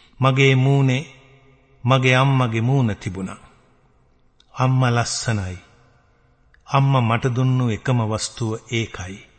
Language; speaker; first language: Sinhala; native; Sinhala